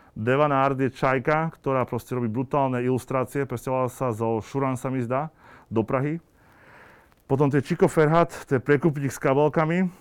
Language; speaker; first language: Slovak; native; Slovak